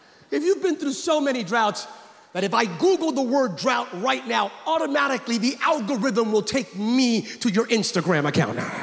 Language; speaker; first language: English; early bilingual, other home language; Spanish